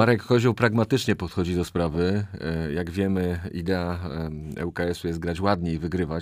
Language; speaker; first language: Polish; native; Polish